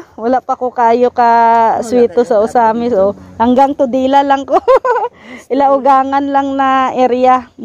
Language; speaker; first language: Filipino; non-native, local second language; Cebuano